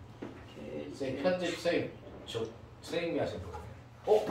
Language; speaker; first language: Korean; native; Korean